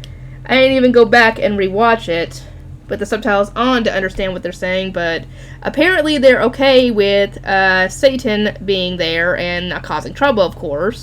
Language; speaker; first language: English; native; English